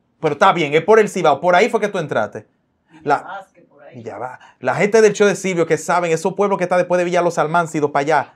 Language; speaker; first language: Spanish; native; Spanish